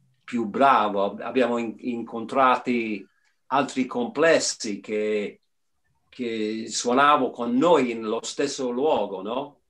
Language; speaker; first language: Italian; non-native, fluent; English